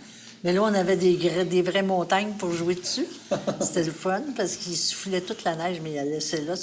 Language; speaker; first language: French; native; French